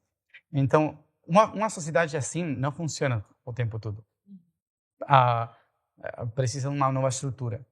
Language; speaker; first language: Portuguese; non-native, fluent; Spanish